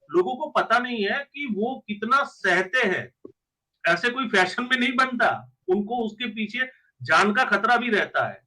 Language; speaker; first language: Hindi; non-native, local second language; Gujarati